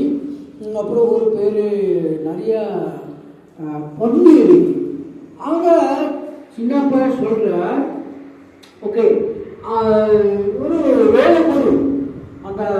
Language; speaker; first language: Tamil; non-native, learner; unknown